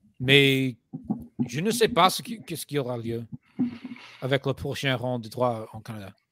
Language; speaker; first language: French; non-native, fluent; English